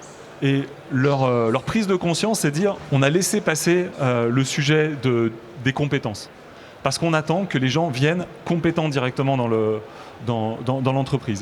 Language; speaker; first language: French; native; French